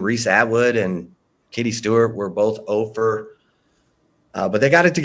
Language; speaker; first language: English; native; English